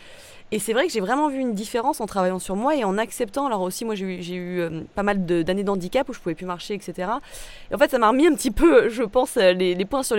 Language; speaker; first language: French; native; French